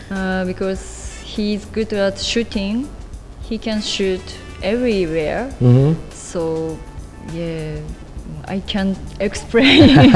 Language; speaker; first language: English; non-native, learner; Japanese